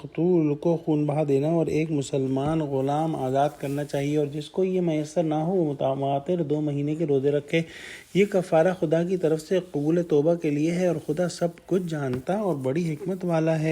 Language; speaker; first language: Urdu; native; Urdu